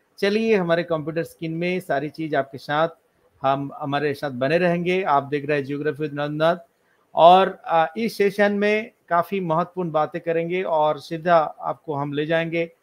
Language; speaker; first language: Hindi; non-native, local second language; Bangla